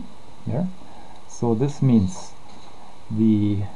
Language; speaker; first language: English; non-native, fluent; German